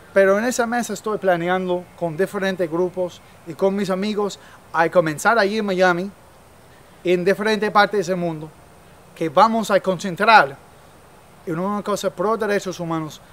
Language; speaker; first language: Spanish; non-native, fluent; English